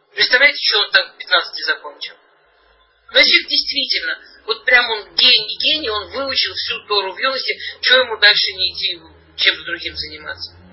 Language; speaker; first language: Russian; early bilingual, heritage; Russian